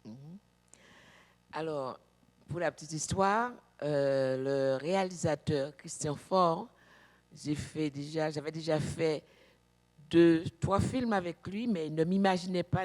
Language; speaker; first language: French; native; French